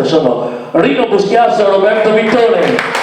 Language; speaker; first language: Italian; native; Italian